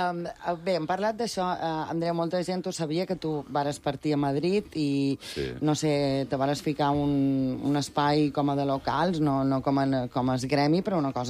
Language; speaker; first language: Catalan; native; Catalan